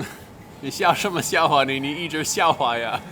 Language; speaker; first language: Chinese; non-native, fluent; English